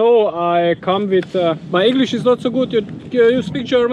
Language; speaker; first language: English; non-native, learner; German